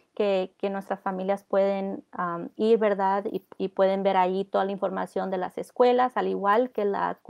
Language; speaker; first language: Spanish; early bilingual, heritage; Spanish